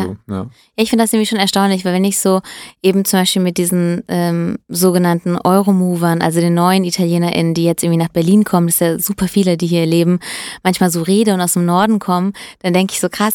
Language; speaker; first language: German; early bilingual, other home language; Italian